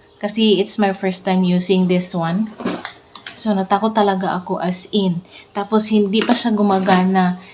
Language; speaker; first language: Filipino; non-native, local second language; Cebuano